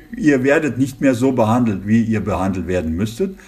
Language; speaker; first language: German; native; German